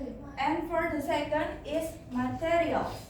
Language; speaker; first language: English; non-native, learner; Indonesian